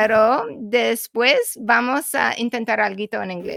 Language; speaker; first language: Spanish; non-native, fluent; English